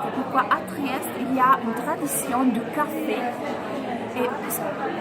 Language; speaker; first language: French; non-native, fluent; Italian